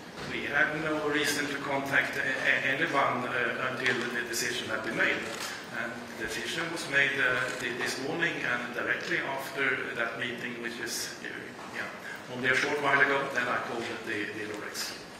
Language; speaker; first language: English; non-native, fluent; Swedish